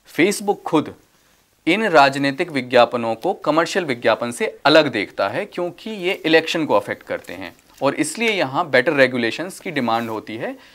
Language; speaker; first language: Hindi; native; Hindi